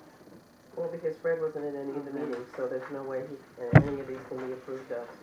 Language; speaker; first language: English; native; English